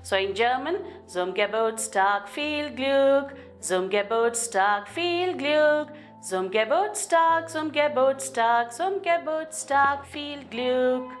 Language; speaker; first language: German; non-native, fluent; Telugu